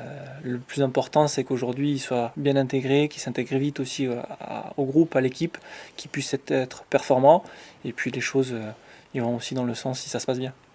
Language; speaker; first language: French; native; French